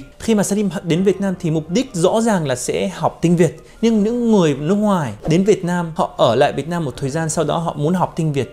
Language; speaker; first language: Vietnamese; non-native, fluent; Arabic